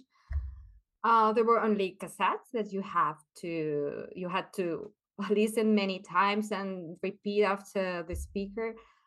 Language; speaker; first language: English; non-native, fluent; Russian